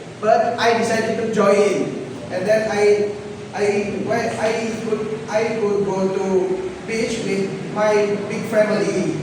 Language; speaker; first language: English; non-native, learner; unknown